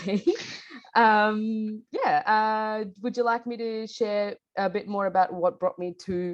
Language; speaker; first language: English; non-native, local second language; Bangla